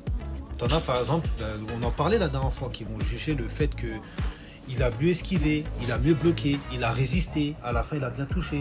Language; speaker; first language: French; native; French